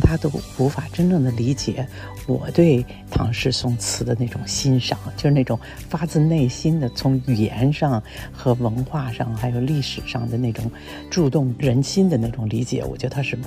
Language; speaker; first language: Chinese; native; Chinese